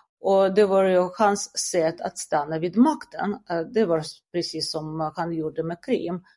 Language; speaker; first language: Swedish; non-native, fluent; Russian